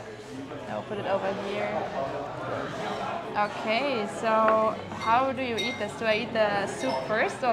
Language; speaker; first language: English; non-native, fluent; German